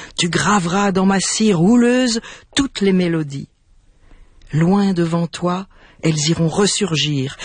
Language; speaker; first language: French; native; French